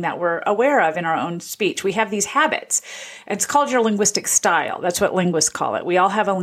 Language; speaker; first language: English; native; English